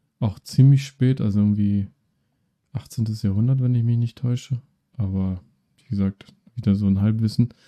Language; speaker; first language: German; early bilingual, other home language; Russian